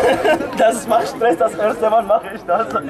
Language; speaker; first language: German; non-native, learner; Arabic